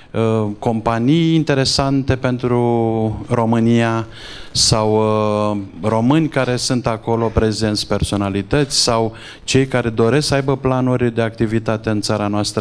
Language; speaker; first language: Romanian; native; Romanian